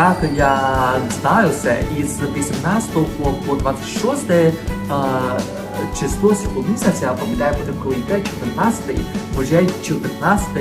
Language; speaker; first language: Ukrainian; non-native, learner; Chinese